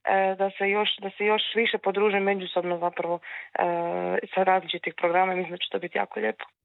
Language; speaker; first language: Serbian; native; Serbian